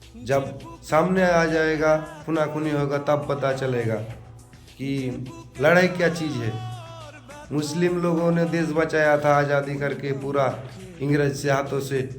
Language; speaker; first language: Hindi; non-native, local second language; Bangla